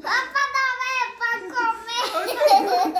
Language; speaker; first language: Portuguese; early bilingual, other home language; Haitian Creole